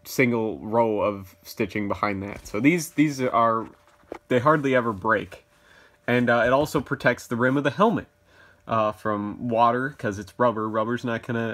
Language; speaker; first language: English; native; English